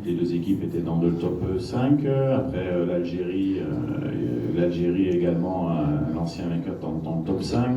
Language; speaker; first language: French; native; French